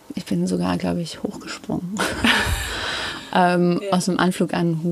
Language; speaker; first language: German; native; German